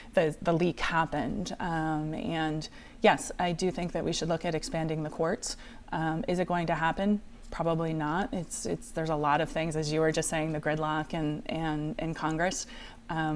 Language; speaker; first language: English; native; English